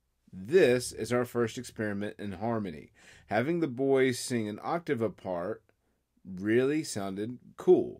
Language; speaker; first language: English; native; English